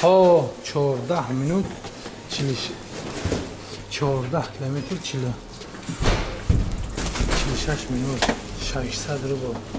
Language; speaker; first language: Russian; non-native, fluent; Tajik